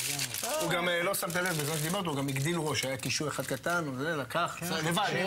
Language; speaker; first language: Hebrew; native; Hebrew